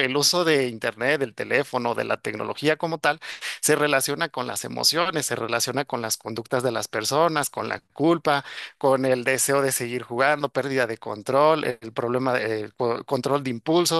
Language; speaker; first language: Spanish; native; Spanish